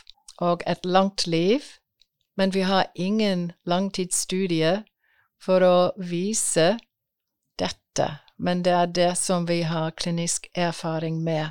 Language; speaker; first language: Norwegian; non-native, fluent; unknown